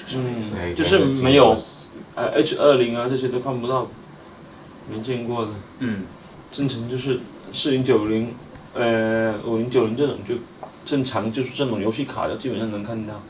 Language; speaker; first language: Chinese; native; Chinese